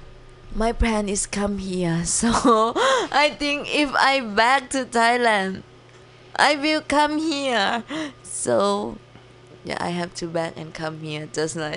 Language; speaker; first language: English; non-native, learner; Thai